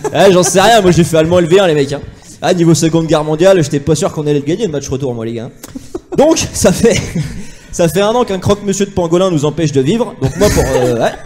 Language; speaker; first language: French; native; French